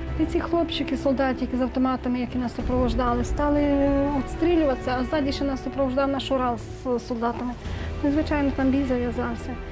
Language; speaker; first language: Ukrainian; native; Ukrainian